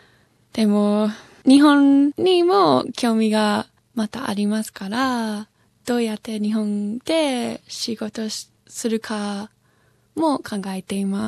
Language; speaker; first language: Japanese; non-native, fluent; English